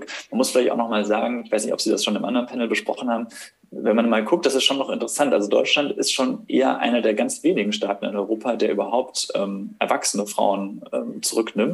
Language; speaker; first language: German; native; German